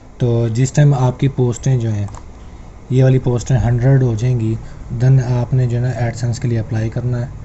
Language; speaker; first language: Urdu; native; Urdu